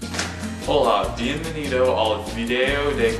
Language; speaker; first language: Spanish; non-native, learner; English